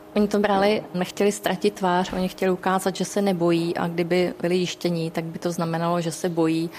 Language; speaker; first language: Czech; native; Czech